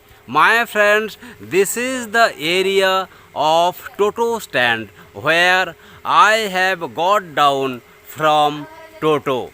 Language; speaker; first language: English; non-native, local second language; Bangla